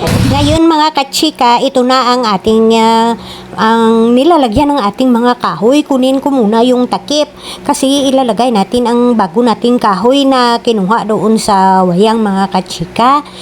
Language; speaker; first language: Filipino; non-native, local second language; Kinaray-a